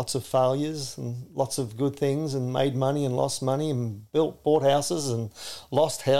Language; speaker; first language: English; native; English